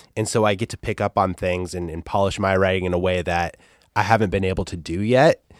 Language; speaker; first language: English; native; English